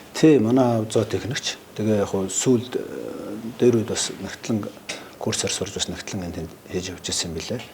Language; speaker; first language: Mongolian; native; Mongolian